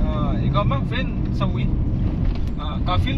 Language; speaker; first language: Arabic; non-native, learner; Indonesian